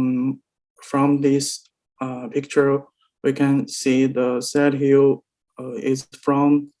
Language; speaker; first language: English; non-native, learner; Chinese